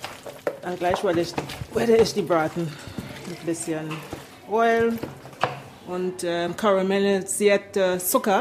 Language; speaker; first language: German; non-native, learner; English